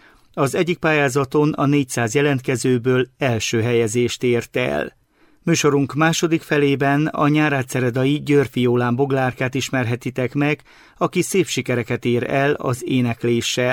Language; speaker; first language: Hungarian; native; Hungarian